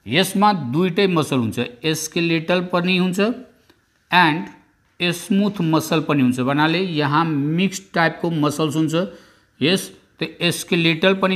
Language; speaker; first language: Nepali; non-native, local second language; Bhojpuri